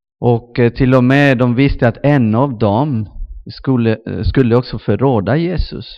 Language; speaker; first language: Swedish; non-native, fluent; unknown